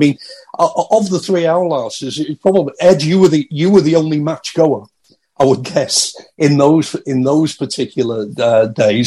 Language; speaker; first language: English; native; English